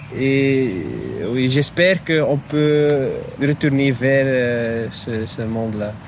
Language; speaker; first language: French; non-native, local second language; Dutch